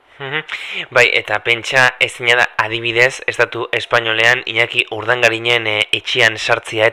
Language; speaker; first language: Basque; native; Basque